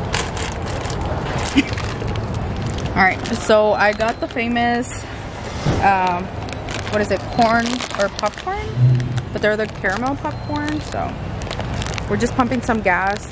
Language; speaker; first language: English; early bilingual, other home language; Spanish